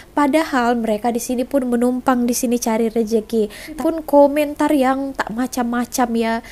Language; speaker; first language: Indonesian; native; Indonesian